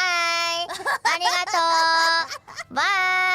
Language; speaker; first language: Japanese; non-native, learner; Indonesian